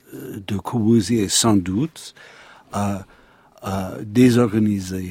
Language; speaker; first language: French; non-native, learner; English